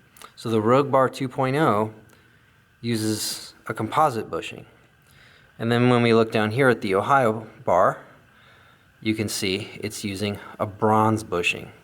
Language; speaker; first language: English; native; English